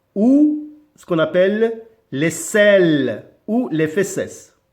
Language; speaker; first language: French; non-native, local second language; Arabic